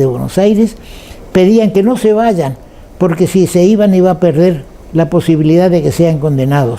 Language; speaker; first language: Spanish; native; Spanish